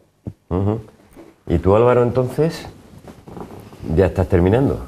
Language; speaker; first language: Spanish; native; Spanish